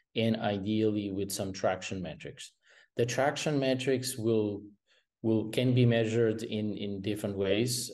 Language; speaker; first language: English; non-native, fluent; Portuguese